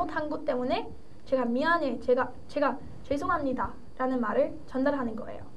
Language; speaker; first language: Korean; early bilingual, heritage; English